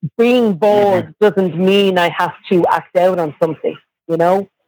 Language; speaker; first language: English; native; English